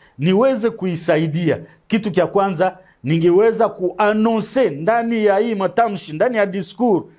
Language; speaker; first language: Swahili; native; Swahili